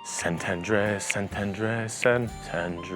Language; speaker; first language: Hungarian; non-native, learner; English